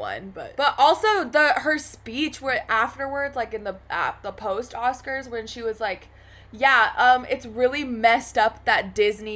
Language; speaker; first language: English; native; English